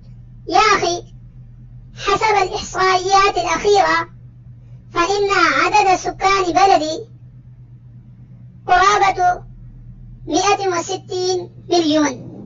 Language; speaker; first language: Arabic; non-native, fluent; Urdu